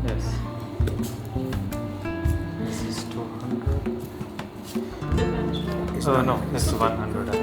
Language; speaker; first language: English; non-native, local second language; Urdu